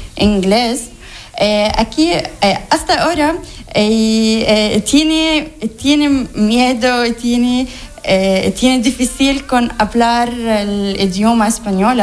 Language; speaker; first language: Spanish; non-native, learner; Arabic